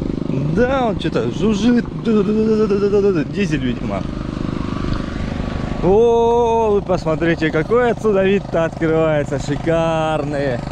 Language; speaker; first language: Russian; native; Russian